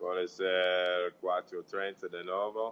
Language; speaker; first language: Portuguese; non-native, fluent; English